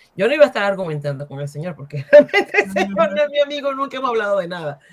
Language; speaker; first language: Spanish; native; Spanish